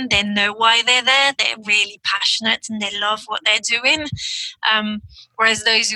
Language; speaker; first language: English; non-native, fluent; French